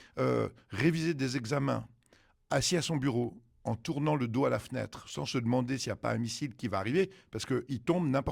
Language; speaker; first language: French; native; French